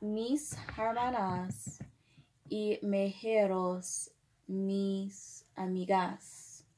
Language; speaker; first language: Spanish; non-native, learner; English